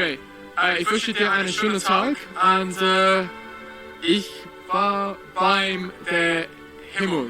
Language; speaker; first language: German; non-native, learner; English